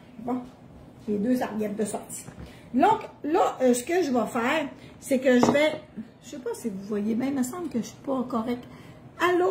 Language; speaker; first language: French; native; French